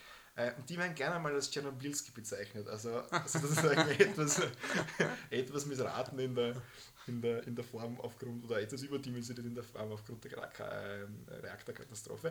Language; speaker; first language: German; native; German